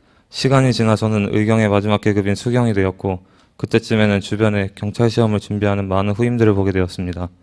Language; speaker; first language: Korean; native; Korean